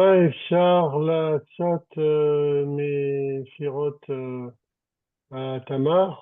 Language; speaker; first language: Hebrew; non-native, learner; French